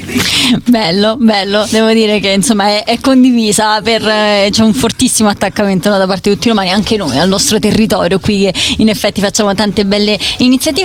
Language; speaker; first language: Italian; native; Italian